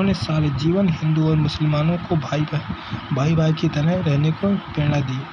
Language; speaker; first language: Hindi; native; Hindi